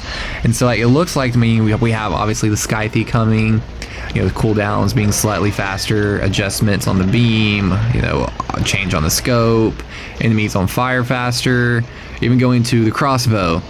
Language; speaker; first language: English; native; English